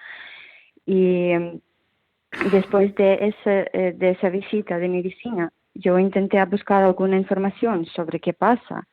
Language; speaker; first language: Spanish; non-native, fluent; Ukrainian